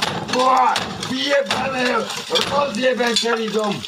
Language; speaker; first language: Slovak; native; Slovak